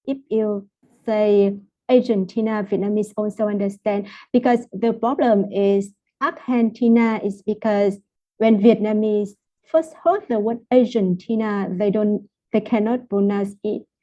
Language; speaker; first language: English; non-native, fluent; Vietnamese